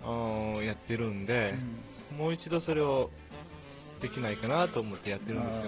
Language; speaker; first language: Japanese; native; Japanese